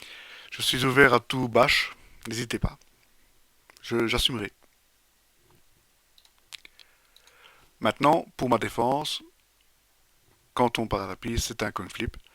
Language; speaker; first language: French; native; French